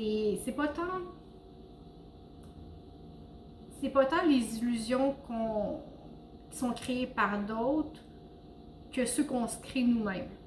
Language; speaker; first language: French; native; French